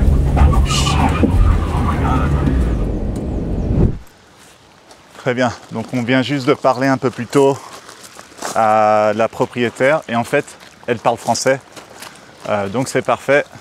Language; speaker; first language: French; native; French